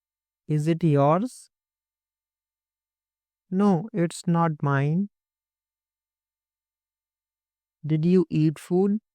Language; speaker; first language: English; non-native, local second language; Hindi